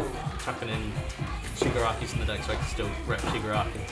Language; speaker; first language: English; native; English